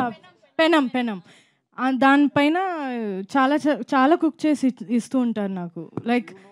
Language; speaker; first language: Telugu; non-native, fluent; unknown